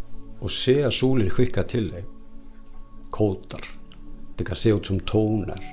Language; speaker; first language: Swedish; non-native, fluent; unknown